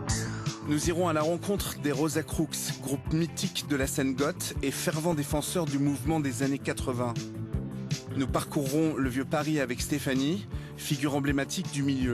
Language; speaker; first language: French; native; French